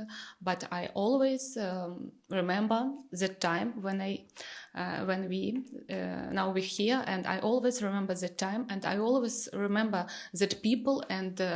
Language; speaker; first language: English; non-native, learner; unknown